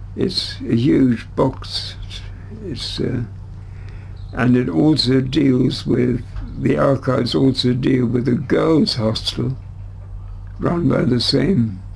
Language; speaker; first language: English; early bilingual, other home language; German